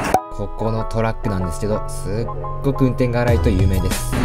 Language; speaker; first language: Japanese; native; Japanese